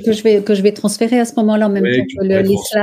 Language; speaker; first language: French; native; French